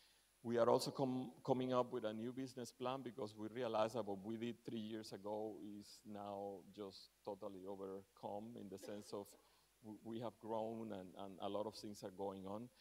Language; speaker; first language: English; non-native, fluent; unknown